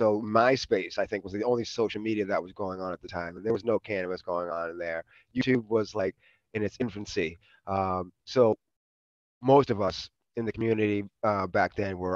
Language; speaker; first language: English; native; English